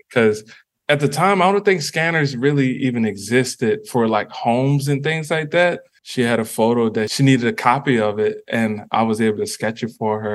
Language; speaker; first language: English; native; English